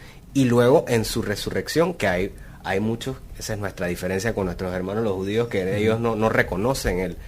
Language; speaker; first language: Spanish; native; Spanish